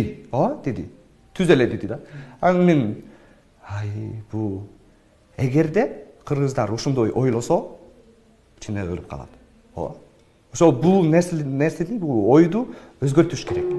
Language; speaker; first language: Kyrgyz; non-native, fluent; English